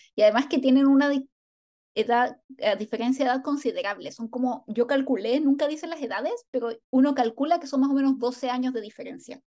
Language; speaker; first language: Spanish; native; Spanish